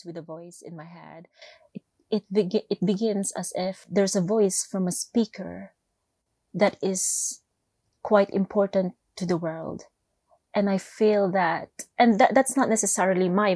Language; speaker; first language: English; non-native, local second language; Filipino